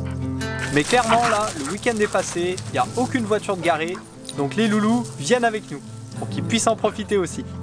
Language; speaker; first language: French; native; French